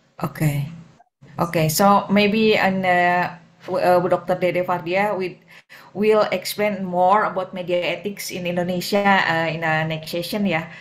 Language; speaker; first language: English; non-native, fluent; Indonesian